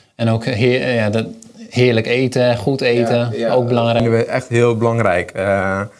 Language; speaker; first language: Dutch; early bilingual, other home language; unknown